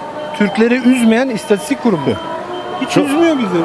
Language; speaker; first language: Turkish; native; Turkish